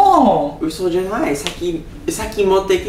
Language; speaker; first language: Japanese; non-native, learner; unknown